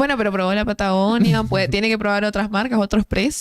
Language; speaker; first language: Spanish; native; Spanish